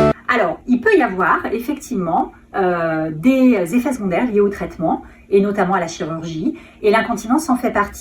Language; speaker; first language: French; native; French